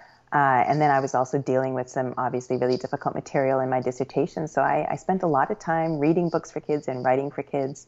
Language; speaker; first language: English; native; English